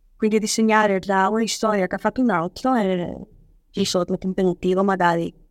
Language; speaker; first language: Italian; non-native, learner; Spanish